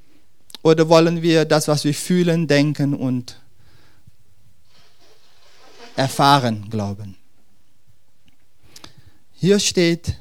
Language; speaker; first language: German; non-native, fluent; Dutch